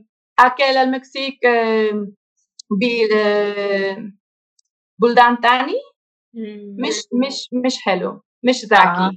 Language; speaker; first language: Arabic; non-native, learner; Spanish